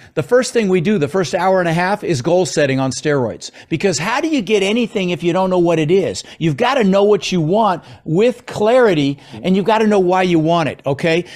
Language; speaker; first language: English; early bilingual, other home language; Dutch